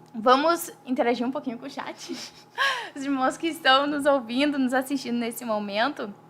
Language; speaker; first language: Portuguese; native; Portuguese